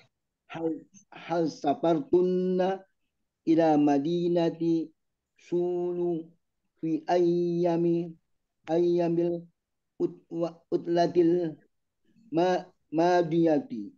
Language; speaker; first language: Arabic; non-native, learner; Indonesian